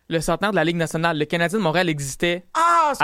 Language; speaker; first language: French; native; French